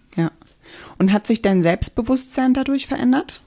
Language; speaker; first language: German; native; German